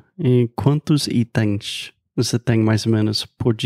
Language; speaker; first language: Portuguese; non-native, fluent; English